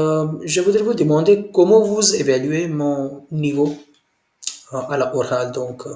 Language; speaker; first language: French; non-native, learner; Hindi